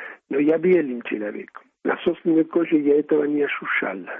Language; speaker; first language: Russian; non-native, fluent; Spanish